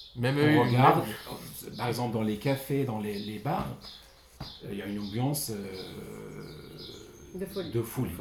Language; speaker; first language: French; non-native, local second language; Arabic